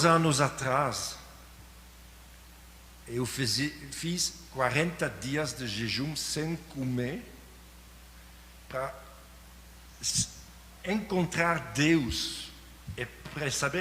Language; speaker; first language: Portuguese; non-native, learner; French